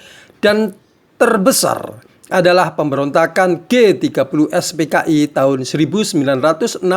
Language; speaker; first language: Indonesian; native; Indonesian